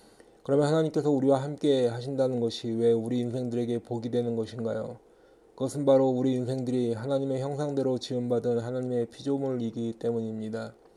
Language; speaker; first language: Korean; native; Korean